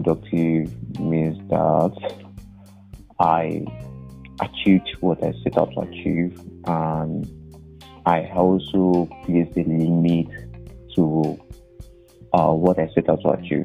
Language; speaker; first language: English; non-native, local second language; Yoruba